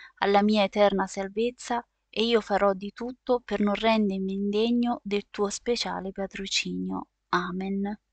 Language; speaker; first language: Italian; native; Italian